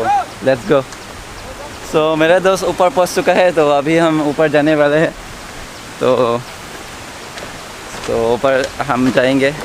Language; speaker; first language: Hindi; non-native, local second language; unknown